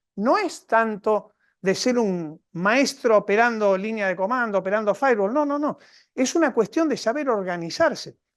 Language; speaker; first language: Spanish; native; Spanish